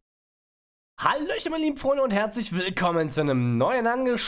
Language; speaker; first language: German; native; German